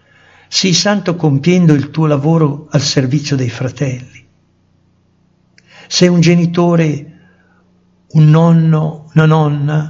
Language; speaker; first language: Italian; native; Italian